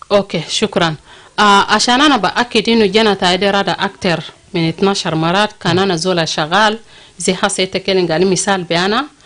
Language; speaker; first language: Arabic; non-native, local second language; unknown